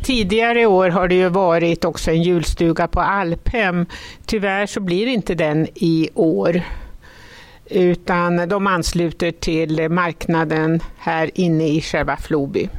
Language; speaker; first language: Swedish; native; Swedish